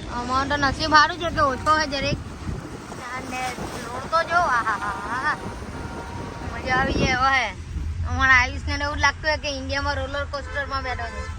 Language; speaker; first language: Gujarati; native; Gujarati